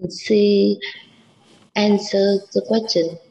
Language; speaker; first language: English; non-native, learner; Vietnamese